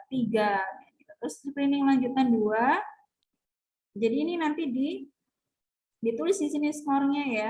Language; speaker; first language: Indonesian; native; Indonesian